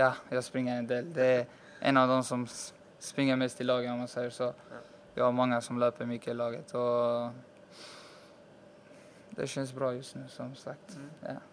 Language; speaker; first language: Swedish; early bilingual, other home language; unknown